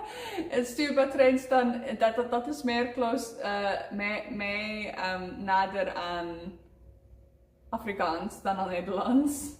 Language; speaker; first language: Dutch; non-native, learner; Afrikaans